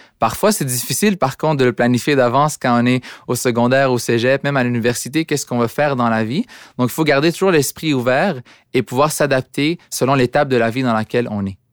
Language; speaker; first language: French; early bilingual, other home language; Arabic